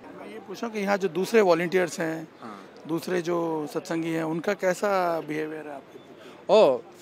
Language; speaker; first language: Hindi; native; Hindi